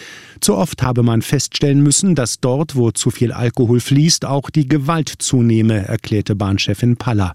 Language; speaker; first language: German; native; German